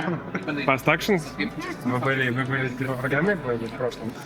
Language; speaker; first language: Russian; native; Russian